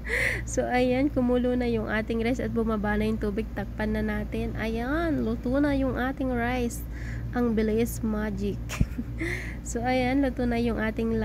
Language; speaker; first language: Filipino; native; Filipino